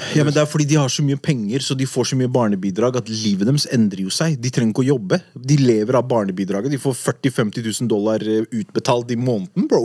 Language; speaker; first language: Norwegian; early bilingual, other home language; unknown